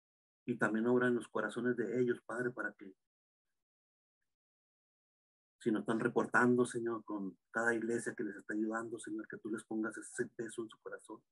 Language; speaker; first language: Spanish; native; Spanish